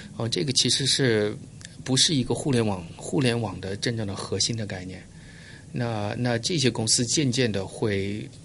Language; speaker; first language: Chinese; early bilingual, heritage; Chinese